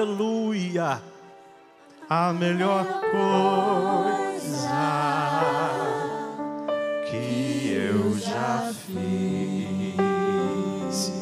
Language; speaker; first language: Portuguese; native; Portuguese